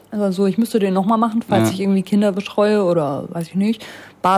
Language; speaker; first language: German; native; German